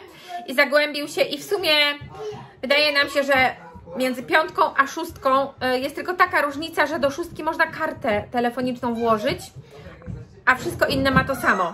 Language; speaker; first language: Polish; native; Polish